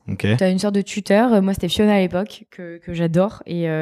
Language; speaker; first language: French; native; French